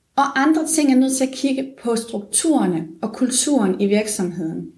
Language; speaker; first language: Danish; native; Danish